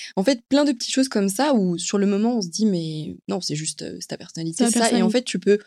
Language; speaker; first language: French; native; French